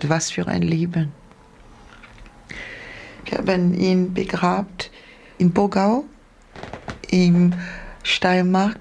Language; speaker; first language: German; non-native, fluent; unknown